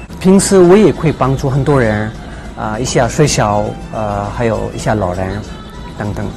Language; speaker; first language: Chinese; non-native, fluent; Hindi